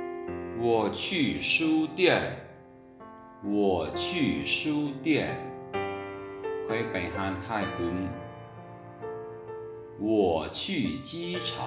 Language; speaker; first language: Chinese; non-native, fluent; Lao